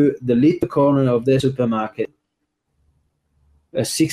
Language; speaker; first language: English; non-native, fluent; Italian